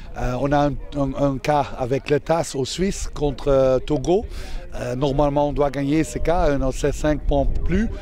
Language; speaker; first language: French; non-native, fluent; Dutch